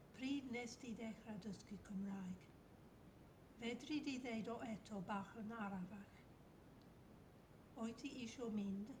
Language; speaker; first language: Welsh; non-native, learner; English